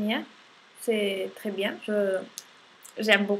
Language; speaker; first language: French; non-native, learner; Spanish